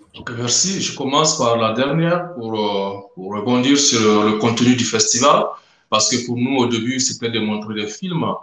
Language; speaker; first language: French; non-native, local second language; Mossi